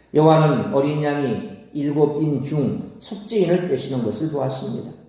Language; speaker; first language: Korean; native; Korean